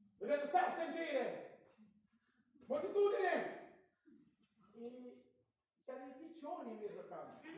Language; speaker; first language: Italian; non-native, fluent; Portuguese